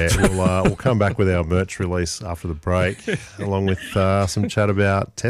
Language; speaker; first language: English; native; English